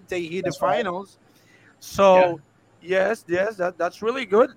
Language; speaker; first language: English; non-native, fluent; Spanish